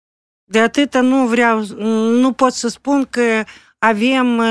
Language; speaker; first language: Romanian; non-native, local second language; Russian